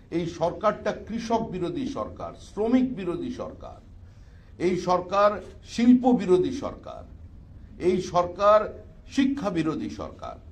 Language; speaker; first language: Bangla; native; Bangla